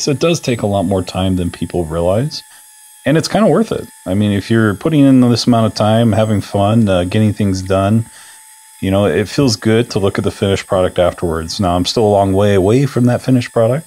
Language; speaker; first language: English; native; English